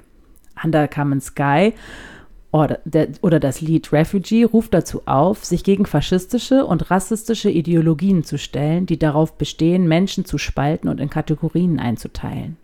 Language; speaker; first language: German; native; German